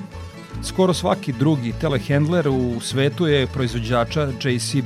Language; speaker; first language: Serbian; native; Serbian